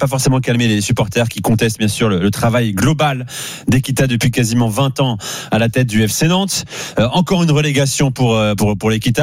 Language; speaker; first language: French; native; French